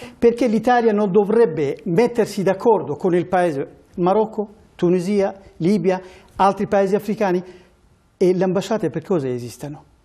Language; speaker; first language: Italian; early bilingual, other home language; Kurdish